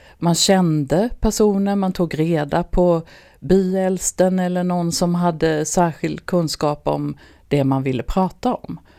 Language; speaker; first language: Swedish; native; Swedish